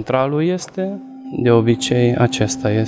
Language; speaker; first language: Romanian; non-native, local second language; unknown